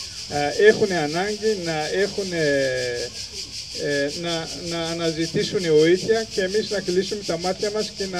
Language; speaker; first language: Greek; non-native, fluent; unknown